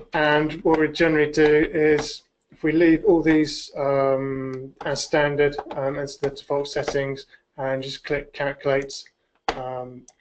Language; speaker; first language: English; native; English